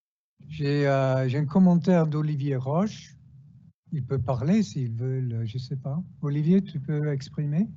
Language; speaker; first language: French; non-native, fluent; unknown